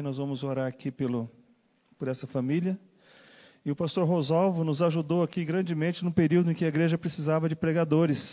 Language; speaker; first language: Portuguese; native; Portuguese